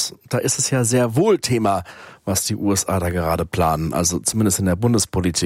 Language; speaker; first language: German; native; German